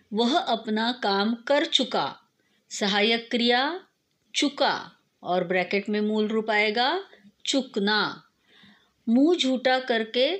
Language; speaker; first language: Hindi; non-native, local second language; Marathi